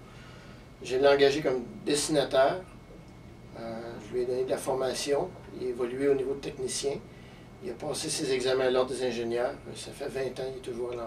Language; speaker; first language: French; native; French